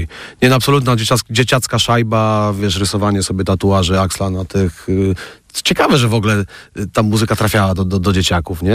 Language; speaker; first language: Polish; native; Polish